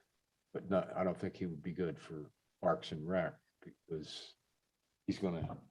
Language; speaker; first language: English; native; English